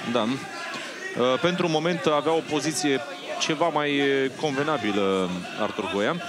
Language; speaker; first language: Romanian; native; Romanian